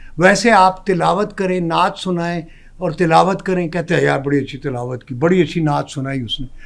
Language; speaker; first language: Urdu; non-native, local second language; Pashto